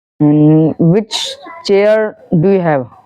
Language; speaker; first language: English; non-native, learner; Hindi